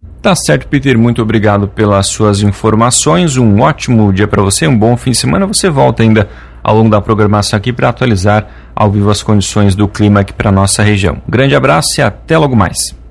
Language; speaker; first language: Portuguese; native; Portuguese